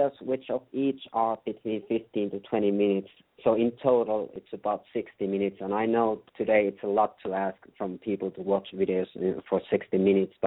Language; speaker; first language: English; non-native, fluent; Finnish